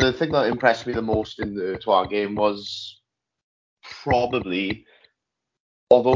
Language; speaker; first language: English; native; English